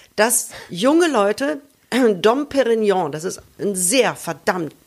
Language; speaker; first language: German; native; German